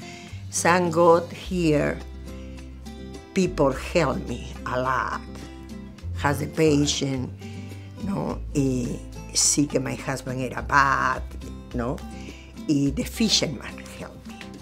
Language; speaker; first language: English; non-native, learner; Spanish